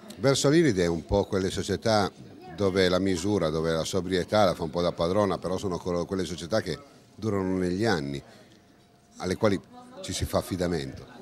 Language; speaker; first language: Italian; native; Italian